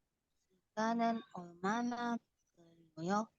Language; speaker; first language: Korean; non-native, learner; Indonesian